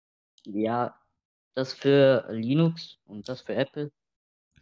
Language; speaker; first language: German; non-native, learner; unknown